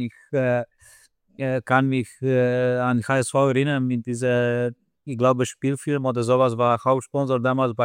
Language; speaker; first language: German; non-native, fluent; Slovenian